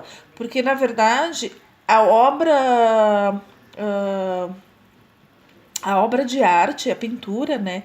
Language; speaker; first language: Portuguese; native; Portuguese